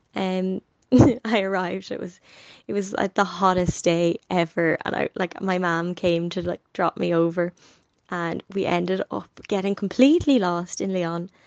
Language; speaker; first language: English; native; English